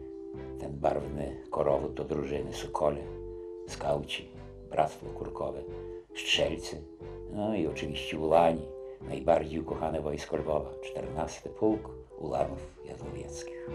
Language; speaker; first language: Polish; native; Polish